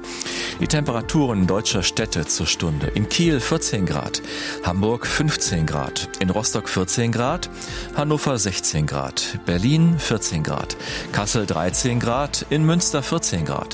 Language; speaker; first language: German; native; German